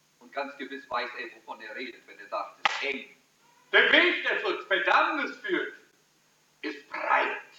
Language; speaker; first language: German; early bilingual, heritage; German